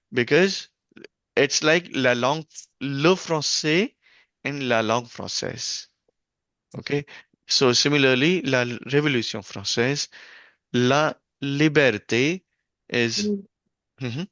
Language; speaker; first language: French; non-native, fluent; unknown